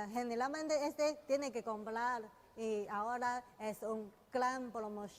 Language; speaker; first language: Spanish; non-native, learner; Chinese